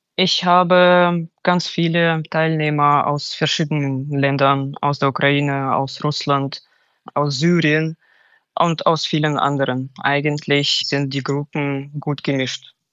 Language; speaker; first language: German; non-native, fluent; Russian